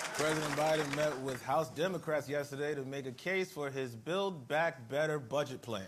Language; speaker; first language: English; native; English